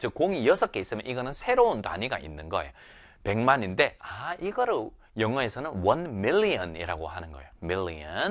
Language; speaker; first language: Korean; native; Korean